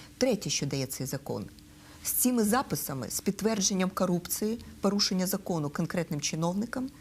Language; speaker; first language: Ukrainian; non-native, local second language; Russian